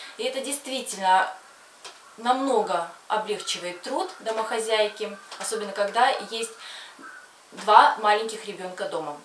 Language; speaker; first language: Russian; native; Russian